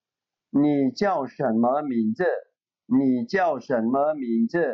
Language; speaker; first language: Chinese; non-native, fluent; Khmer